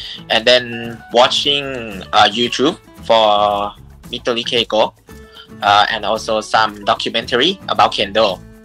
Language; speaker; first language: English; non-native, fluent; Thai